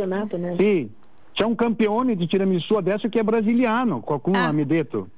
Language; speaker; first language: Italian; non-native, learner; Portuguese